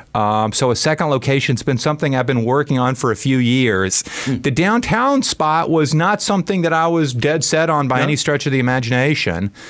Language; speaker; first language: English; native; English